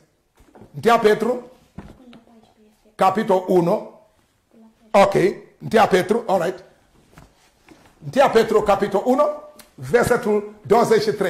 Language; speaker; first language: Romanian; non-native, learner; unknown